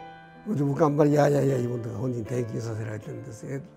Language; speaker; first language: Japanese; native; Japanese